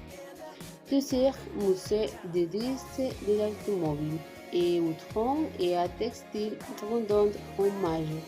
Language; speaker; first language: French; non-native, learner; Spanish